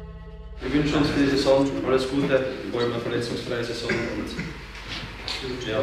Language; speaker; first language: German; native; German